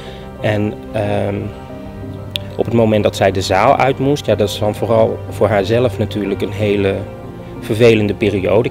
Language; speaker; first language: Dutch; native; Dutch